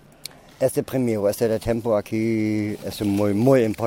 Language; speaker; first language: Spanish; non-native, learner; German